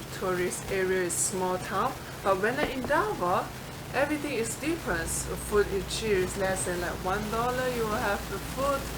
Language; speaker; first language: English; non-native, fluent; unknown